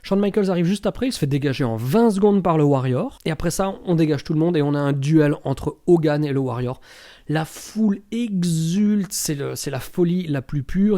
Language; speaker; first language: French; native; French